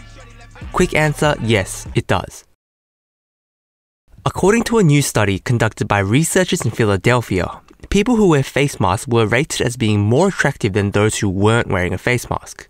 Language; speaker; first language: English; non-native, fluent; Korean